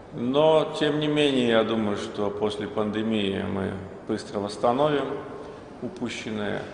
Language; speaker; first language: Russian; non-native, local second language; Azerbaijani